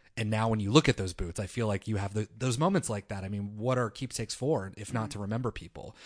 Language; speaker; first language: English; native; English